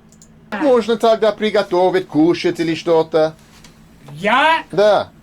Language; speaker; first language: Russian; non-native, learner; English